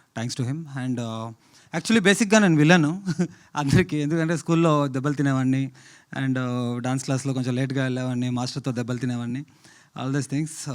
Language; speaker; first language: Telugu; non-native, fluent; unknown